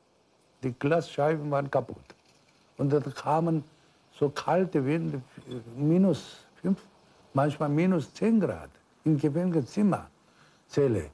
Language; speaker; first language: German; non-native, fluent; Korean